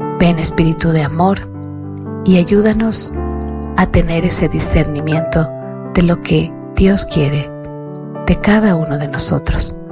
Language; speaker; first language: Spanish; native; Spanish